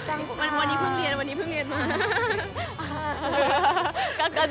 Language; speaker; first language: Korean; non-native, fluent; Thai